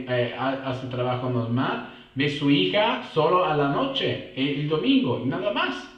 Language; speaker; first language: Spanish; non-native, fluent; Italian